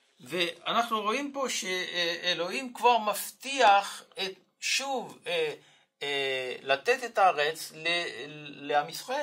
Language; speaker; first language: Hebrew; non-native, fluent; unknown